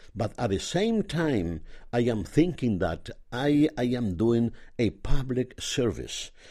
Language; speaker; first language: English; non-native, fluent; Spanish